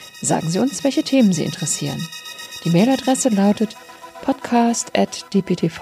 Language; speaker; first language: German; native; German